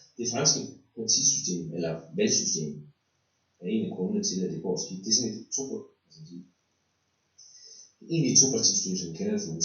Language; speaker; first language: Danish; native; Danish